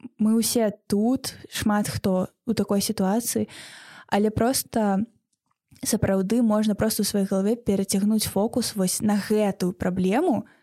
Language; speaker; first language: Belarusian; non-native, local second language; Russian